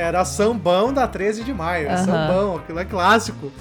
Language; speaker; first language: Portuguese; native; Portuguese